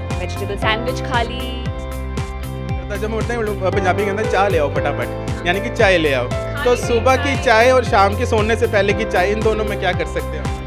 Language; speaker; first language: Hindi; non-native, local second language; Punjabi